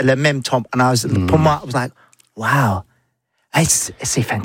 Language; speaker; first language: French; non-native, learner; English